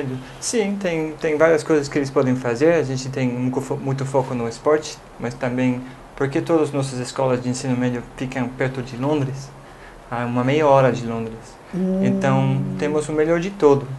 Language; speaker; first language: Portuguese; non-native, fluent; English